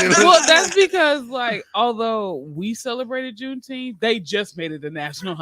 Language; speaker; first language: English; native; English